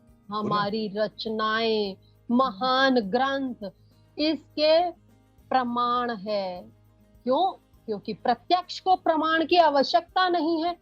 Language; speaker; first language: Hindi; native; Hindi